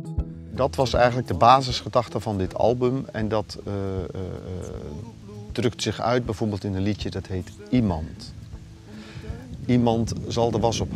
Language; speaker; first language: Dutch; native; Dutch